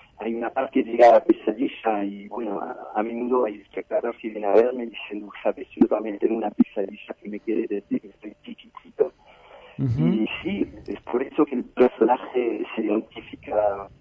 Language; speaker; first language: Spanish; non-native, fluent; French